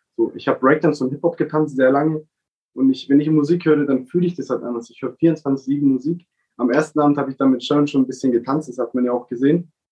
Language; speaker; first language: German; early bilingual, other home language; Italian